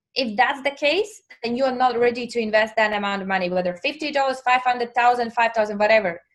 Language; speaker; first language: English; non-native, fluent; Latvian